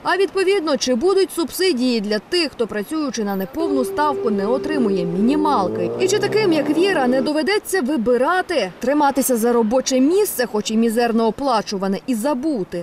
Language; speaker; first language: Ukrainian; native; Ukrainian